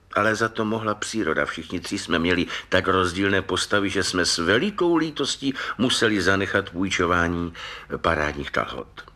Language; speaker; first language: Czech; native; Czech